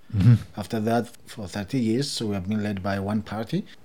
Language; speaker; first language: English; non-native, fluent; Oromo